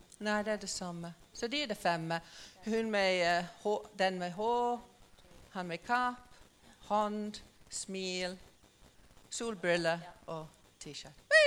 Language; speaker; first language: Norwegian; non-native, fluent; English